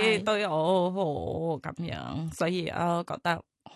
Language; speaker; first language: Cantonese; non-native, learner; Thai